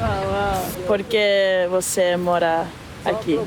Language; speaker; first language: Portuguese; non-native, learner; English